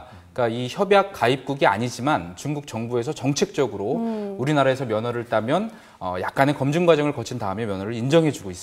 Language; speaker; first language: Korean; native; Korean